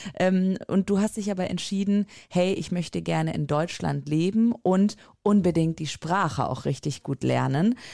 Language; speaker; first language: German; native; German